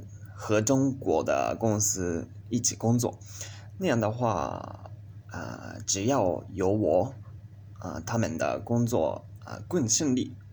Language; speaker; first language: Chinese; non-native, learner; Japanese